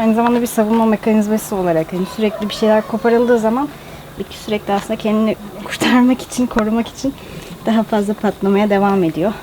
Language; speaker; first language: Turkish; native; Turkish